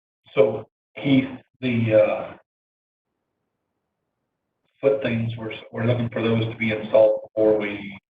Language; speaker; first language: English; native; English